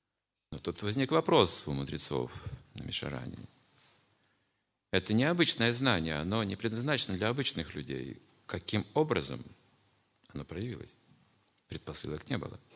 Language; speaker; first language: Russian; native; Russian